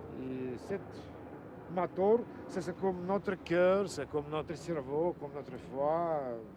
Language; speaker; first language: French; non-native, learner; Russian